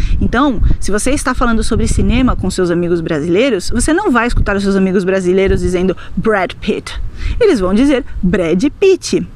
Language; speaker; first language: Portuguese; native; Portuguese